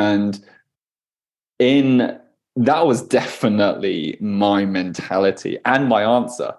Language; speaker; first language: English; native; English